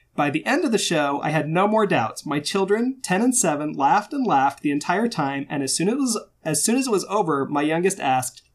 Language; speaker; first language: English; native; English